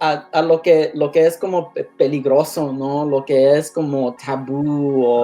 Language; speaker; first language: Spanish; early bilingual, heritage; Spanish